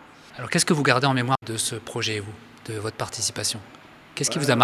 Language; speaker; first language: French; native; French